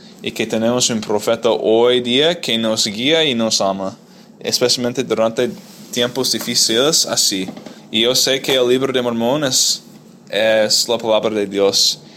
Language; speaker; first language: Spanish; non-native, fluent; English